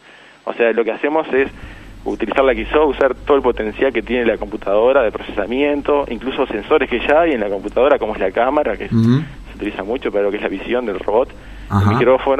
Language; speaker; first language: Spanish; native; Spanish